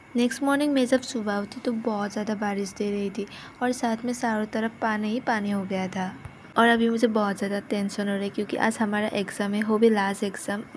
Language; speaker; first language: Hindi; non-native, local second language; Assamese